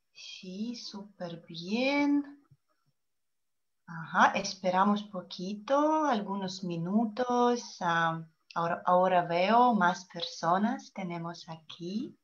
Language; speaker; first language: Spanish; non-native, learner; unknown